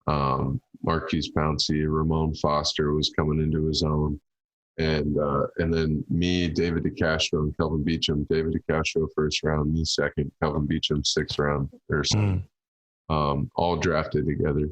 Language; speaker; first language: English; native; English